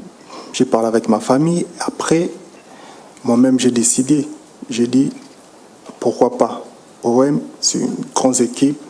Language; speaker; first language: French; non-native, local second language; Lingala